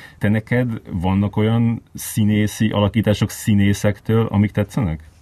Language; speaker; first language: Hungarian; native; Hungarian